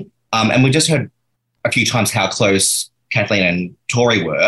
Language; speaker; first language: English; native; English